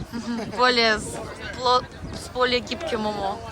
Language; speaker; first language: Russian; native; Russian